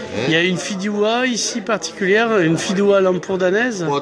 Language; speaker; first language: French; native; French